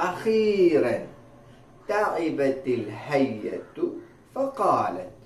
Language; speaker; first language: Arabic; non-native, fluent; Malayalam